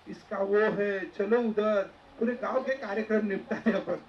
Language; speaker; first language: Hindi; non-native, local second language; Marathi